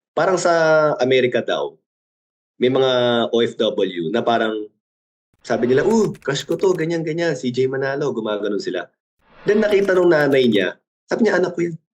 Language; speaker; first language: Filipino; early bilingual, other home language; Korean